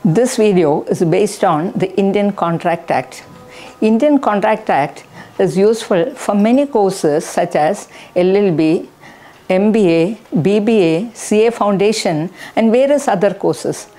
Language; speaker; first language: English; non-native, local second language; Malayalam